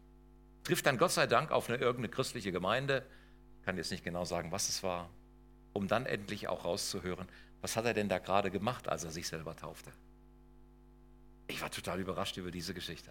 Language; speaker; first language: German; native; German